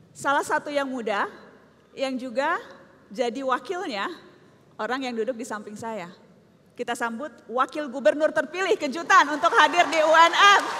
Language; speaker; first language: Indonesian; native; Indonesian